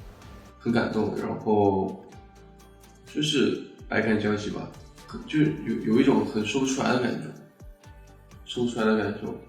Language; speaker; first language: Chinese; native; Chinese